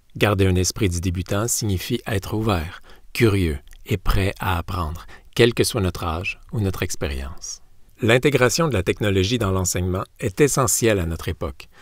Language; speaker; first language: French; native; French